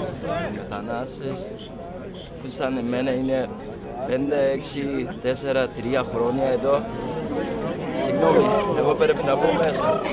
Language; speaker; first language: Greek; non-native, learner; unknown